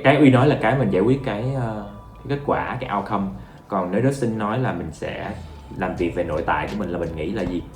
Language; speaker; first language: Vietnamese; non-native, fluent; English